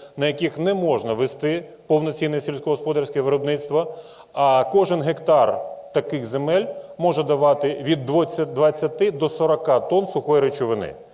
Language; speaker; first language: Ukrainian; native; Ukrainian